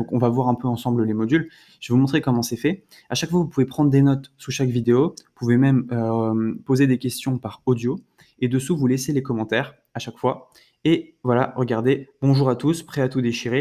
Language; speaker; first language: French; native; French